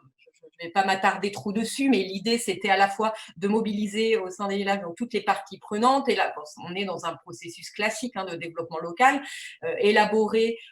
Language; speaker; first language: French; native; French